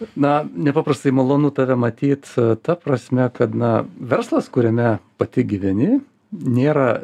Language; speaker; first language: Lithuanian; native; Lithuanian